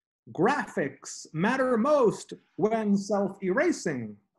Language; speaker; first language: English; early bilingual, other home language; Spanish